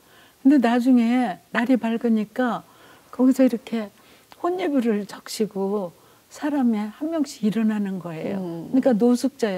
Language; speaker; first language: Korean; native; Korean